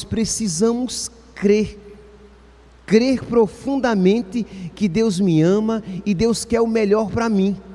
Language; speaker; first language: Portuguese; native; Portuguese